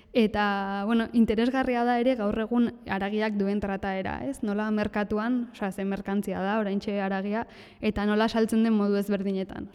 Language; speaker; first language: Basque; native; Basque